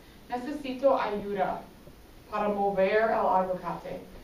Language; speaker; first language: Spanish; non-native, fluent; English